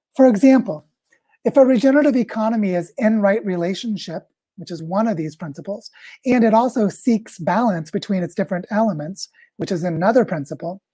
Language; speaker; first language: English; native; English